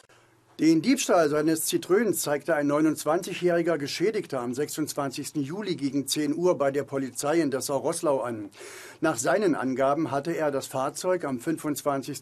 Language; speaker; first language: German; native; German